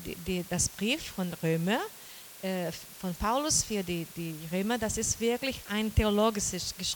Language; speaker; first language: German; non-native, learner; Portuguese